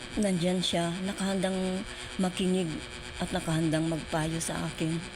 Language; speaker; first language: Filipino; non-native, local second language; Cebuano